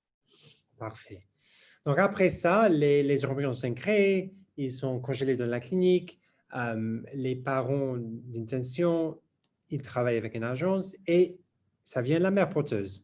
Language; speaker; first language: French; non-native, learner; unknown